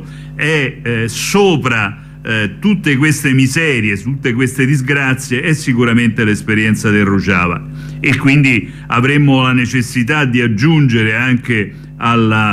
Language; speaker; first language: Italian; native; Italian